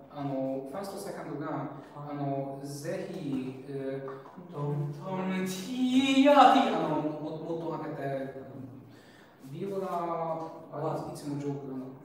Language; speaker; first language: Japanese; non-native, learner; Hungarian